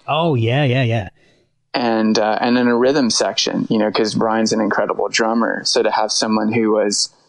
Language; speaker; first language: English; native; English